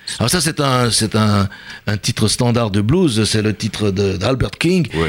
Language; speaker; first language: French; native; French